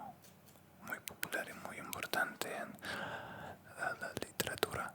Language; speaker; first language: Spanish; non-native, learner; Russian